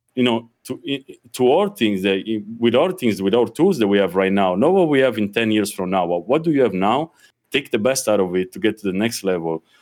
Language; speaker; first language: English; non-native, fluent; Italian